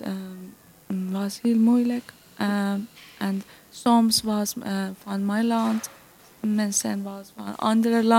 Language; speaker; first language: Dutch; non-native, learner; Persian